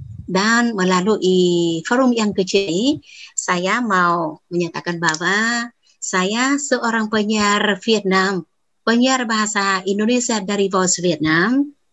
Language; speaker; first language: Indonesian; non-native, fluent; Vietnamese